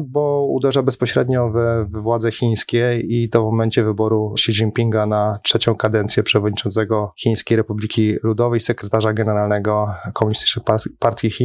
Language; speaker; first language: Polish; native; Polish